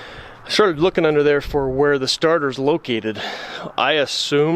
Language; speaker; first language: English; native; English